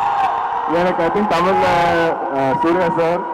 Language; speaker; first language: Tamil; non-native, local second language; Malayalam